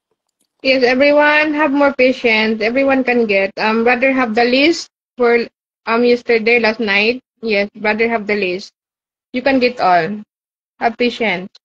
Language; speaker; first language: English; non-native, learner; Bangla